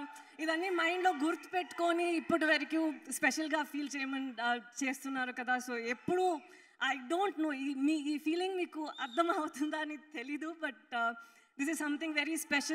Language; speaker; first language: Telugu; non-native, fluent; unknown